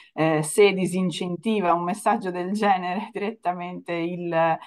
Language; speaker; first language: Italian; native; Italian